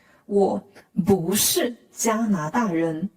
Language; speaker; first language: Chinese; non-native, fluent; Khmer